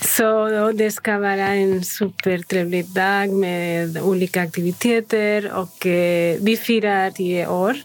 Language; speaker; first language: Swedish; non-native, fluent; Spanish